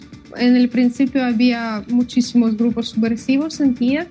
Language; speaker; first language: Spanish; non-native, fluent; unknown